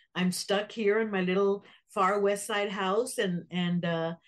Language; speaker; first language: English; native; English